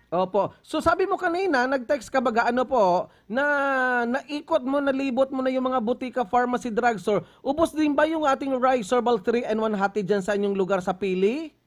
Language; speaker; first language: Filipino; non-native, local second language; Bikol